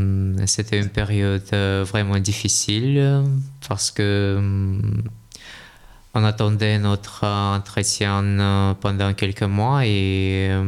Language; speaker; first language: French; non-native, learner; Russian